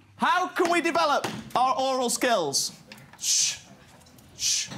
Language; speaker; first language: English; native; English